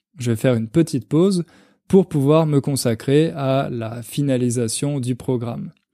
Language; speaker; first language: French; native; French